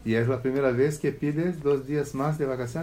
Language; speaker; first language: Spanish; non-native, learner; Portuguese